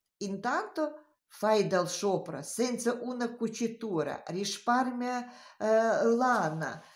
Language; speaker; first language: Italian; non-native, learner; Romanian